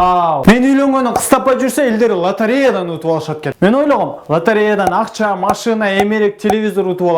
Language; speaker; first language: Kyrgyz; native; Kyrgyz